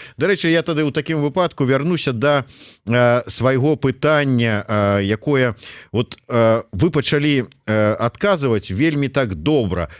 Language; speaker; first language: Belarusian; native; Belarusian